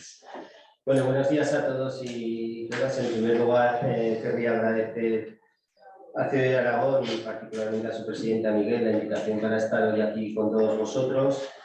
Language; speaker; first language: Spanish; native; Spanish